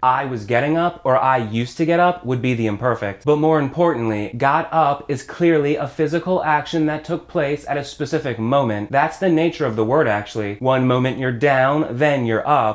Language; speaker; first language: English; native; English